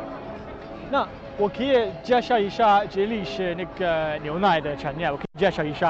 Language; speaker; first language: Chinese; non-native, learner; English